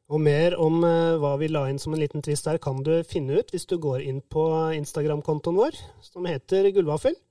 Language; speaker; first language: Norwegian; native; Norwegian